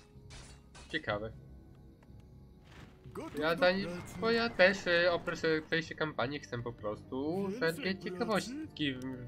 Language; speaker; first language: Polish; native; Polish